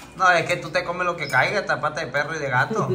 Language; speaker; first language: Spanish; native; Spanish